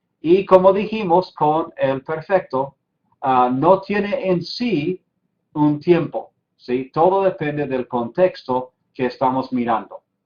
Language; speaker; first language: Spanish; non-native, fluent; English